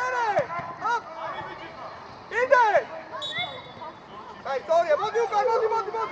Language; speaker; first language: Georgian; native; Georgian